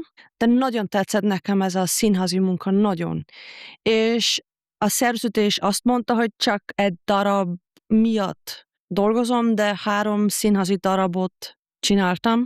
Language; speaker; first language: Hungarian; non-native, fluent; German